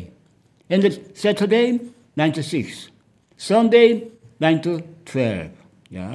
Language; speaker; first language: English; non-native, learner; Korean